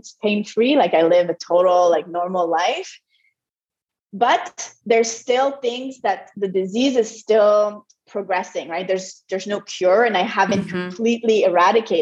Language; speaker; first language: English; non-native, fluent; French